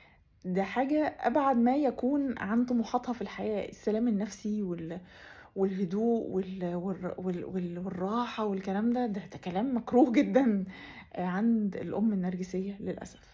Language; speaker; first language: Arabic; native; Arabic